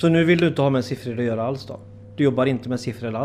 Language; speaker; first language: Swedish; native; Swedish